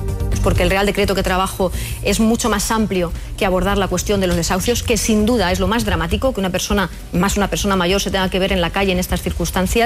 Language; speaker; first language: Spanish; native; Spanish